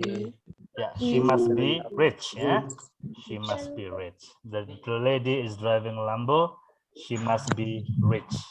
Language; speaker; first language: English; non-native, fluent; Indonesian